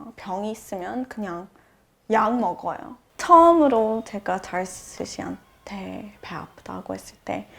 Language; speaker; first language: Korean; non-native, fluent; English